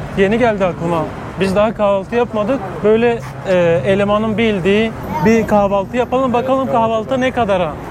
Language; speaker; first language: Turkish; native; Turkish